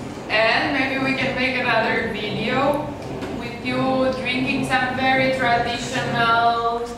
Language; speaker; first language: English; non-native, fluent; Romanian